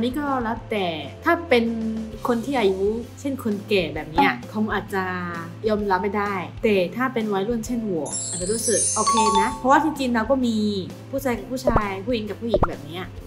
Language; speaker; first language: Thai; non-native, fluent; Chinese